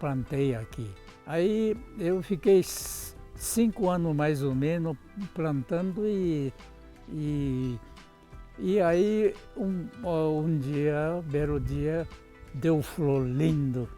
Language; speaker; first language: Portuguese; non-native, local second language; Japanese